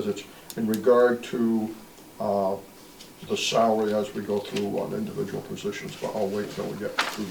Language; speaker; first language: English; native; English